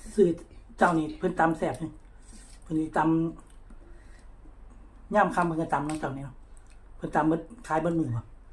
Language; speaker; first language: Thai; native; Thai